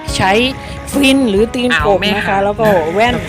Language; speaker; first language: Thai; non-native, local second language; Northeastern Thai